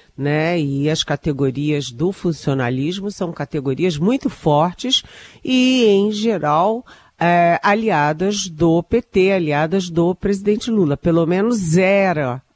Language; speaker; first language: Portuguese; native; Portuguese